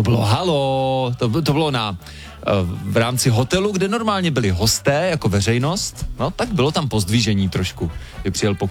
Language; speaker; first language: Czech; native; Czech